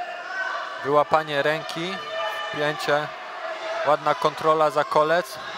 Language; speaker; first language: Polish; native; Polish